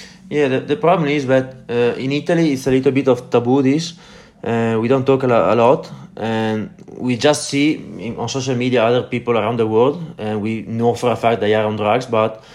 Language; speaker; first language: English; non-native, learner; Italian